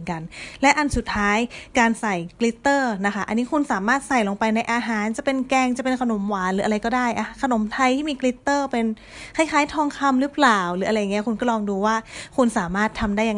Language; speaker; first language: Thai; native; Thai